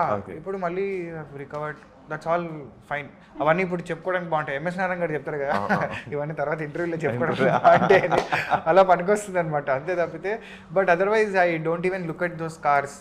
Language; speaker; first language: Telugu; native; Telugu